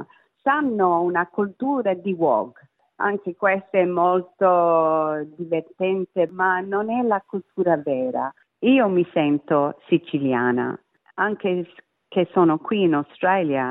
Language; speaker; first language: Italian; early bilingual, heritage; Italian